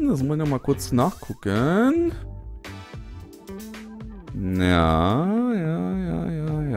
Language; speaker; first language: German; native; German